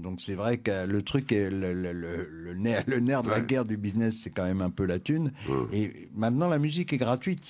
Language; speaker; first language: French; native; French